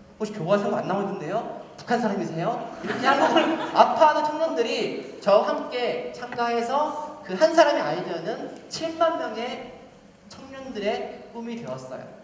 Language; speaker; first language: Korean; native; Korean